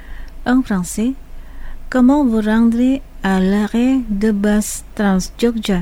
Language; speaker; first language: French; non-native, fluent; Indonesian